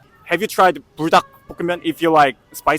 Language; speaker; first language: English; non-native, learner; Korean